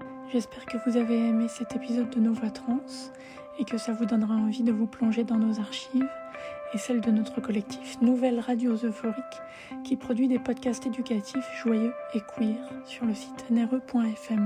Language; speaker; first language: French; native; French